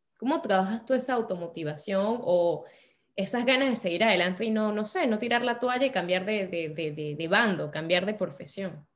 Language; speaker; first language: Spanish; native; Spanish